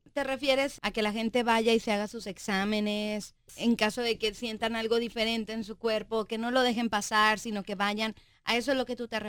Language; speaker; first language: Spanish; native; Spanish